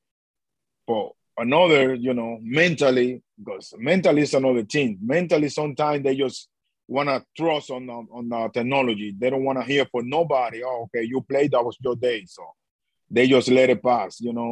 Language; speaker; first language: English; non-native, learner; Spanish